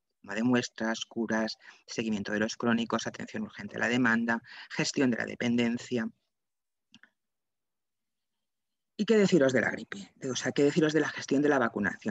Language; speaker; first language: Spanish; native; Spanish